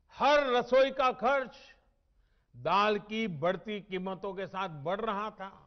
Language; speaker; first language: Hindi; non-native, local second language; Gujarati